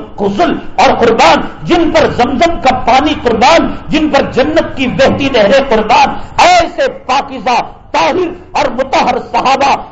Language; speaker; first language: Urdu; native; Urdu